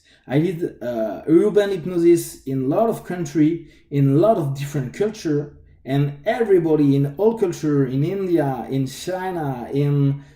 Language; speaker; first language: English; non-native, fluent; French